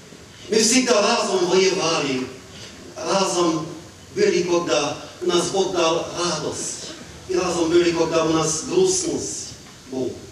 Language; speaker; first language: Ukrainian; non-native, local second language; Hungarian